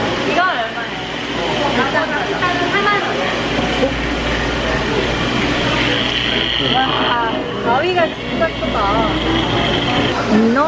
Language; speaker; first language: Korean; non-native, fluent; Japanese